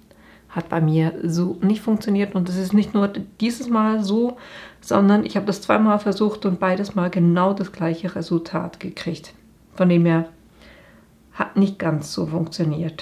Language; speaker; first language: German; native; German